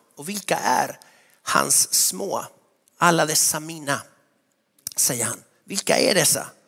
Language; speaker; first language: Swedish; non-native, fluent; Spanish